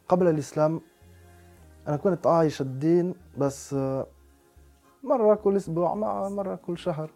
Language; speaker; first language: Arabic; non-native, fluent; French